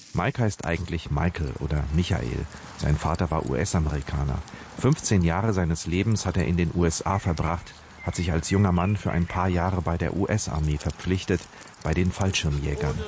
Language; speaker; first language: German; native; German